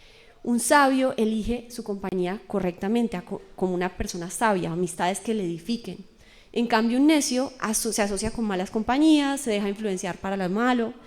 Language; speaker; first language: Spanish; native; Spanish